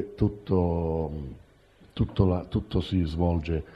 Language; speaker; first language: Italian; native; Italian